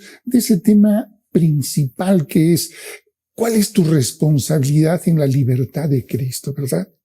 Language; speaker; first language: Spanish; native; Spanish